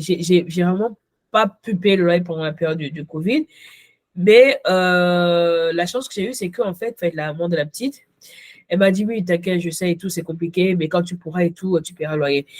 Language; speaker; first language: French; early bilingual, other home language; Ghomala